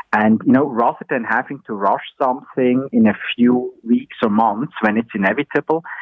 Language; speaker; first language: English; non-native, fluent; German